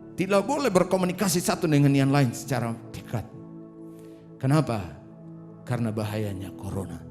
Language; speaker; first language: Indonesian; non-native, local second language; Tetum